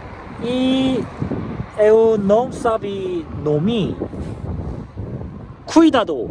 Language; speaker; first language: Portuguese; non-native, learner; Korean